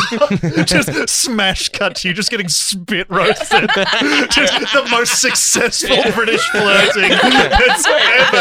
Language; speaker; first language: English; native; English